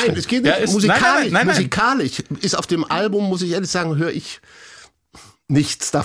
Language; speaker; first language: German; native; German